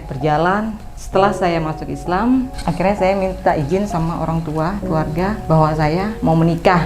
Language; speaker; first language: Indonesian; native; Indonesian